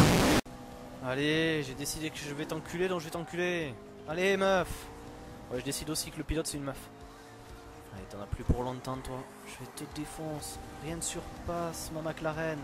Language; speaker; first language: French; native; French